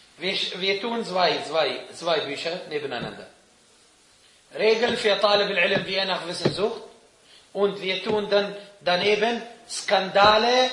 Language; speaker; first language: German; non-native, fluent; Arabic